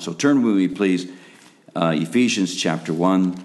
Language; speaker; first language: English; native; English